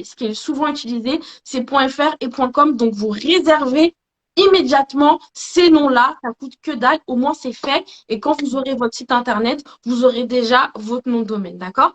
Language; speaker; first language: French; native; French